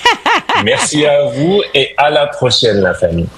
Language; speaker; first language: French; non-native, fluent; English